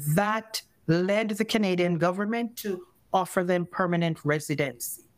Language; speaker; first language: English; native; English